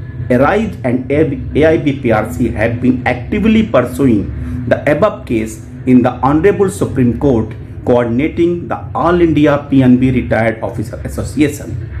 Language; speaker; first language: English; non-native, local second language; Hindi